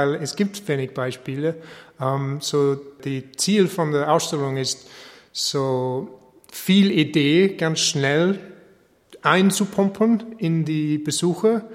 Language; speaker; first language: German; non-native, fluent; English